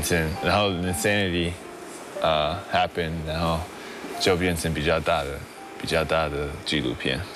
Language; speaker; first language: Chinese; early bilingual, heritage; English